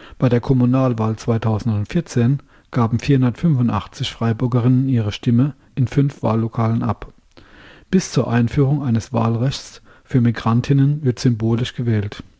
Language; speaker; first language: German; native; German